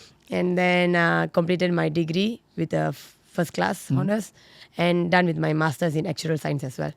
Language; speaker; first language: English; non-native, local second language; Tamil